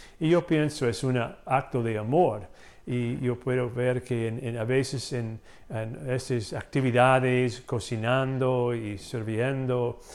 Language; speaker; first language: Spanish; non-native, fluent; English